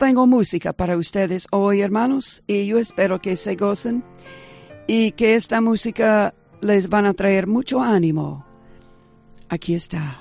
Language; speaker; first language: Spanish; early bilingual, heritage; Spanish